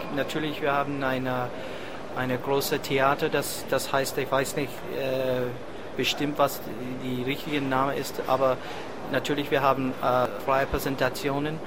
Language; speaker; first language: German; non-native, fluent; English